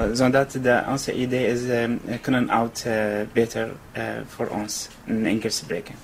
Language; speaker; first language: Dutch; non-native, learner; Arabic